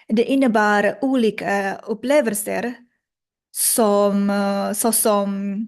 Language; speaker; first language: Swedish; non-native, learner; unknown